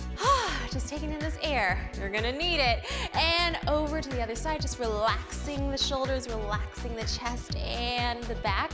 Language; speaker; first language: English; native; English